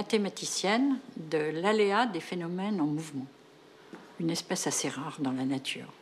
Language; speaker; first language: French; native; French